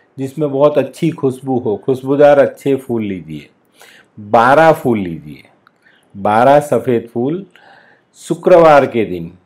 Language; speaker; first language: Hindi; non-native, local second language; Gujarati